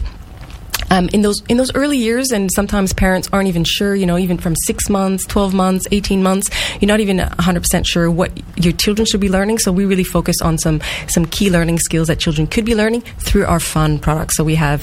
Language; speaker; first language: English; non-native, fluent; French